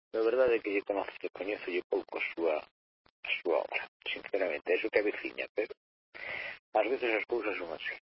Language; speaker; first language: Galician; native; Galician